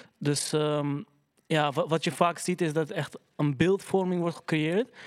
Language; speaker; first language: Dutch; early bilingual, other home language; Arabic